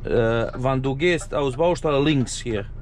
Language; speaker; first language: German; non-native, learner; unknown